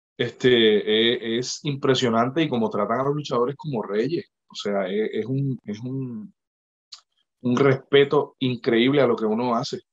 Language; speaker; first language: Spanish; native; Spanish